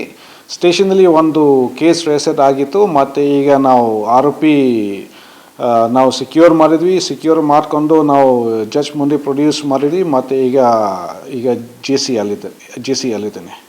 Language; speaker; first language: Kannada; non-native, learner; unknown